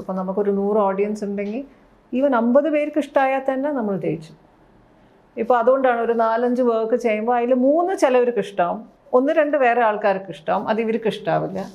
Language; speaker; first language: Malayalam; early bilingual, heritage; Malayalam